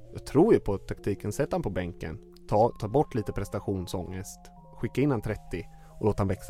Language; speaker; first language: Swedish; native; Swedish